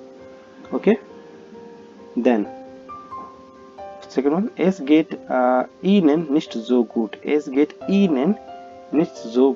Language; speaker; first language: German; non-native, fluent; Hindi